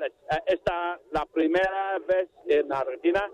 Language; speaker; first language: Spanish; non-native, learner; English